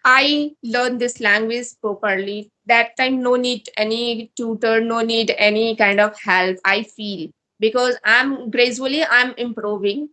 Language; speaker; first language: English; non-native, learner; Hindi